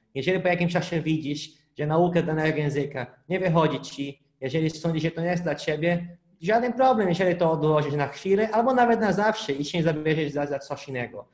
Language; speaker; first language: Polish; non-native, fluent; Portuguese